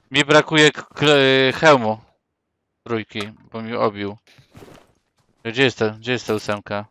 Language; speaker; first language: Polish; native; Polish